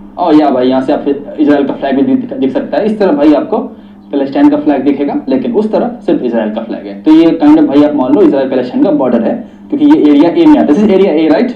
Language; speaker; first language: Hindi; native; Hindi